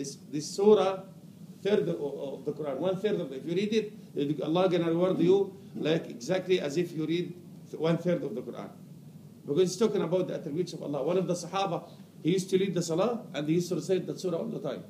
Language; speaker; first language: English; non-native, fluent; Arabic